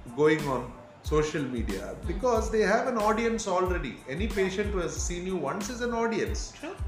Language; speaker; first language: English; non-native, local second language; Tamil